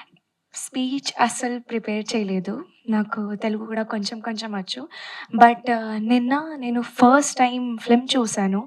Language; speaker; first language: Telugu; non-native, learner; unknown